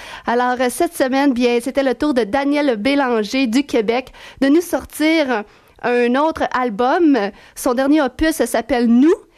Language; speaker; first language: French; native; French